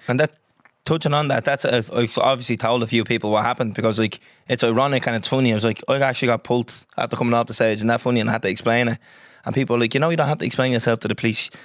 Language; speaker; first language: English; native; English